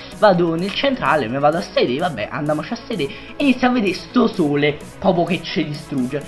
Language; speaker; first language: Italian; native; Italian